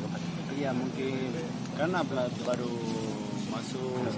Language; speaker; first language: Indonesian; non-native, learner; Spanish